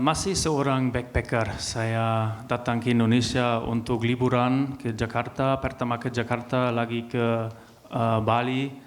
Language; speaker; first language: Indonesian; non-native, learner; German